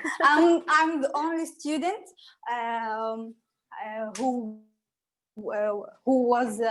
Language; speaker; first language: English; non-native, learner; Arabic